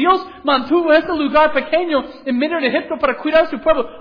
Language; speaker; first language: Spanish; non-native, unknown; English